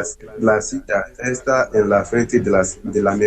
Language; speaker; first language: Spanish; non-native, learner; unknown